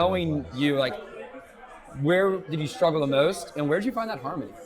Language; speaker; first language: English; native; English